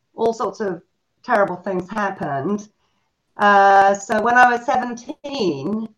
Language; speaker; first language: English; native; English